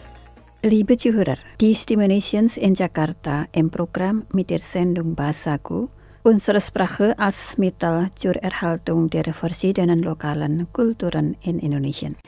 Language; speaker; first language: German; non-native, fluent; Indonesian